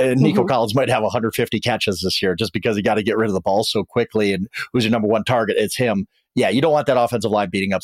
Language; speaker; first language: English; native; English